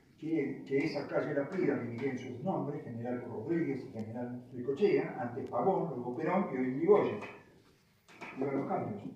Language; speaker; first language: Spanish; native; Spanish